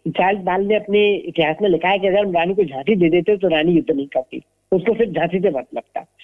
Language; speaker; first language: Hindi; native; Hindi